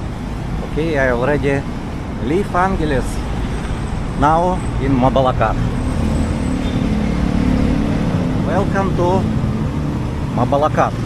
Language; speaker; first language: English; non-native, learner; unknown